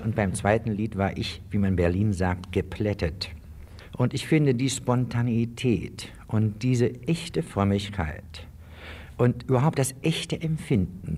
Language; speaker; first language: German; native; German